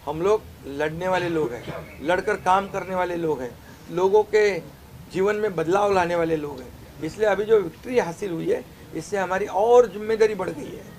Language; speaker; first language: Hindi; non-native, local second language; Marathi